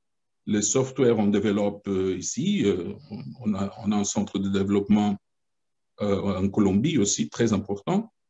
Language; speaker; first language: French; non-native, fluent; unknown